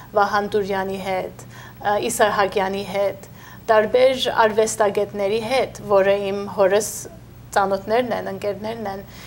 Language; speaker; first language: Armenian; early bilingual, heritage; Armenian